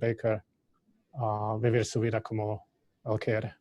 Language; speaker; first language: Spanish; native; Spanish